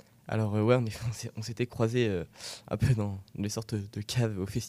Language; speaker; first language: French; native; French